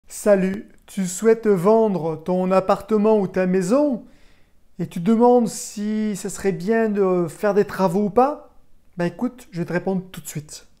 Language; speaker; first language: French; native; French